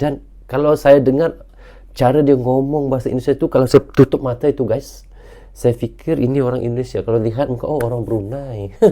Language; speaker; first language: Malay; native; Malay